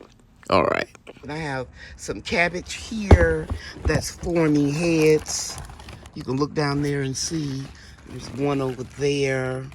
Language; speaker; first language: English; native; English